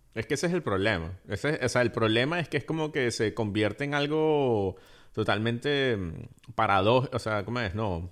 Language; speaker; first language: Spanish; native; Spanish